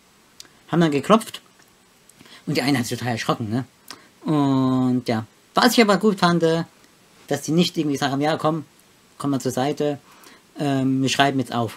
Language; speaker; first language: German; native; German